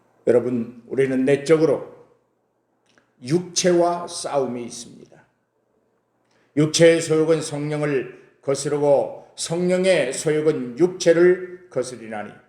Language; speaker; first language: Korean; native; Korean